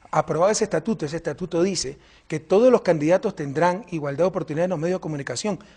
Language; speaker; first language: Spanish; native; Spanish